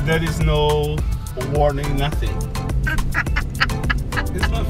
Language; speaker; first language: English; non-native, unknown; Portuguese